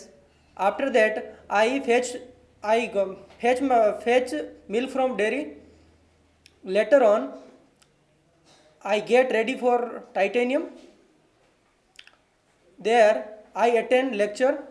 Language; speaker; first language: English; non-native, learner; Hindi